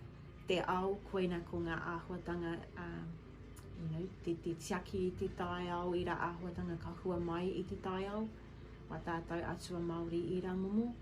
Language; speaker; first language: Māori; non-native, local second language; English